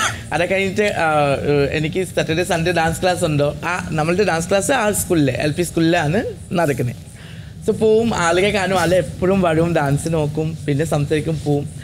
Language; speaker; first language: Malayalam; non-native, fluent; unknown